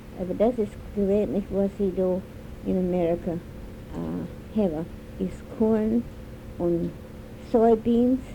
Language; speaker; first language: German; early bilingual, heritage; German